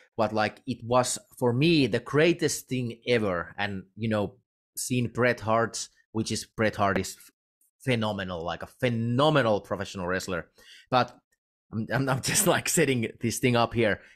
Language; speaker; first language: English; non-native, fluent; Finnish